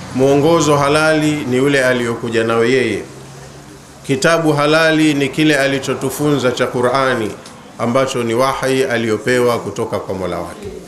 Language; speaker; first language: Swahili; native; Swahili